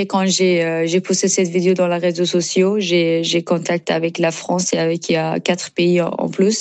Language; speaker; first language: French; non-native, learner; Persian